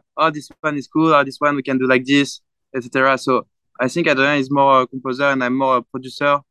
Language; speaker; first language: English; non-native, fluent; French